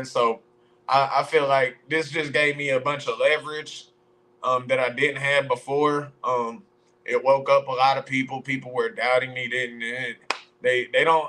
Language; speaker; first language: English; native; English